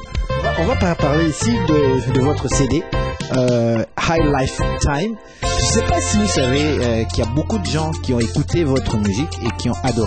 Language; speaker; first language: French; native; French